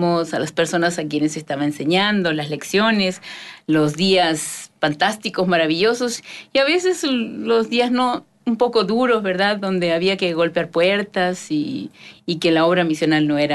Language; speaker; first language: Spanish; native; Spanish